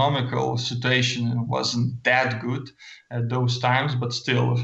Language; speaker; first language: English; non-native, fluent; Lithuanian